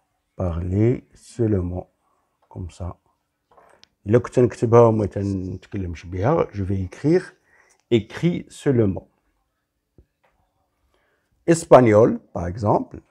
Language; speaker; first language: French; non-native, local second language; Arabic